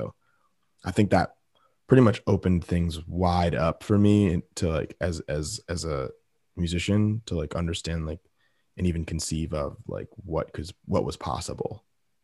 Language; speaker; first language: English; native; English